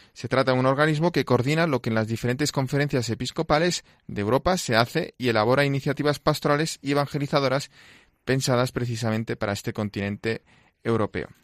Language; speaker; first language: Spanish; non-native, local second language; Catalan